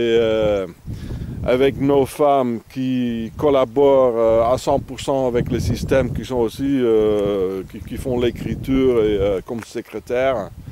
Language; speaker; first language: French; non-native, fluent; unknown